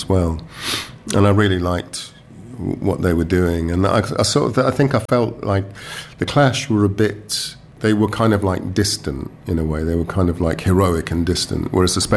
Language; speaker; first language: English; native; English